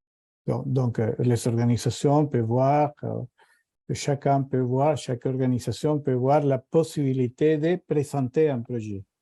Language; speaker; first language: French; non-native, fluent; Spanish